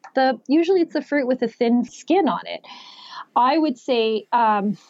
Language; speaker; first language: English; native; English